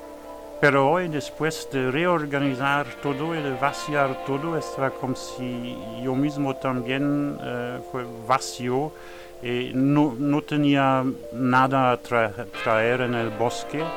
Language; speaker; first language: Spanish; non-native, learner; French